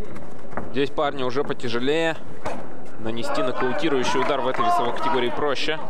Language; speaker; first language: Russian; native; Russian